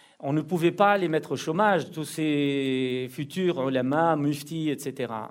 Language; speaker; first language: French; non-native, local second language; Arabic